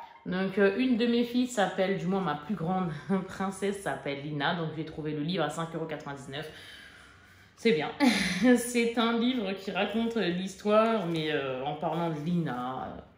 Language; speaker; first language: French; native; French